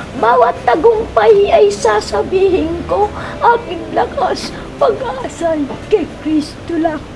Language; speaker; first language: Filipino; native; Filipino